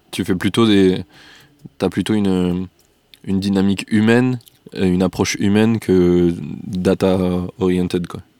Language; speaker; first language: French; native; French